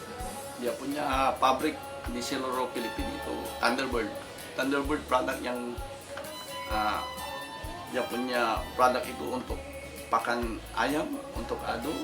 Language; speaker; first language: Indonesian; non-native, fluent; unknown